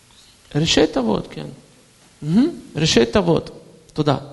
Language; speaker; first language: Hebrew; non-native, fluent; Russian